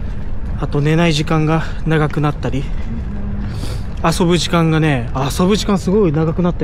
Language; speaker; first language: Japanese; native; Japanese